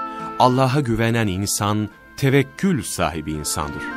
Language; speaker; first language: Turkish; native; Turkish